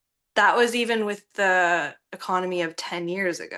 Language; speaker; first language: English; native; English